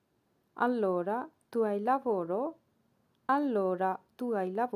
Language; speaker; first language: Italian; non-native, learner; Bangla